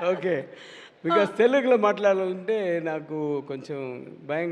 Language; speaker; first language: Telugu; non-native, learner; Tamil